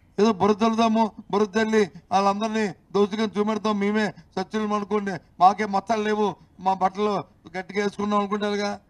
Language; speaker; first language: Telugu; native; Telugu